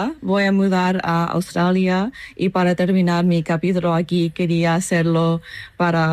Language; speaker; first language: Spanish; non-native, learner; English